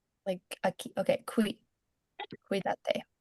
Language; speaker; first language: Spanish; non-native, learner; English